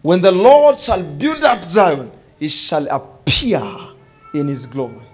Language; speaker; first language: English; non-native, local second language; Swahili